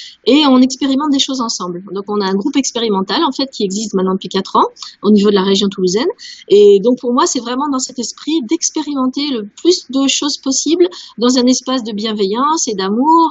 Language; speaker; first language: French; native; French